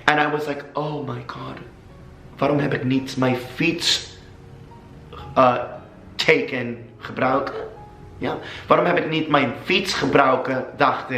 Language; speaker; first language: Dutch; non-native, learner; English